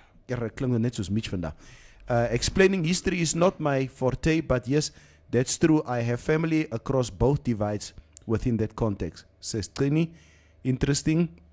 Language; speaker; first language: English; non-native, local second language; Afrikaans